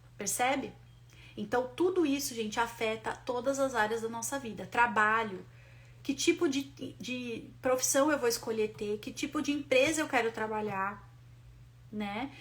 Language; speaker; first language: Portuguese; native; Portuguese